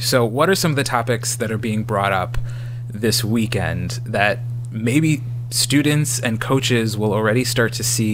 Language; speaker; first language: English; native; English